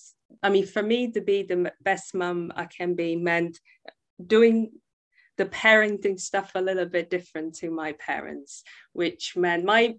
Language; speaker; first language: English; non-native, fluent; Czech